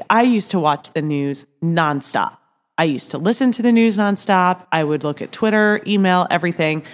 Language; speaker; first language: English; native; English